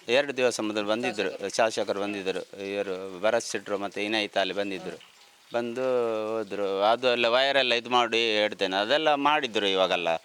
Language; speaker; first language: Kannada; native; Kannada